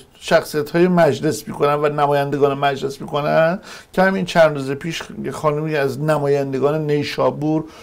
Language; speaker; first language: Persian; native; Persian